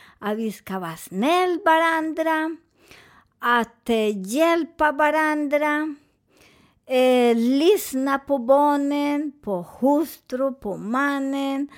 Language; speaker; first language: Swedish; non-native, fluent; Spanish